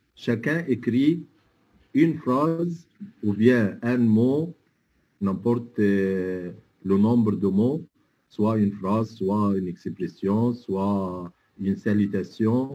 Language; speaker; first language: French; non-native, fluent; Arabic